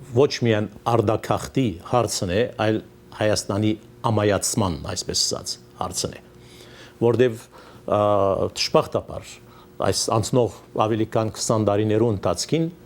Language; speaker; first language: Armenian; early bilingual, heritage; Armenian